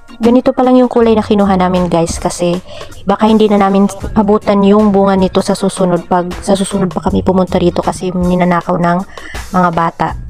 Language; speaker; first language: Filipino; non-native, local second language; Waray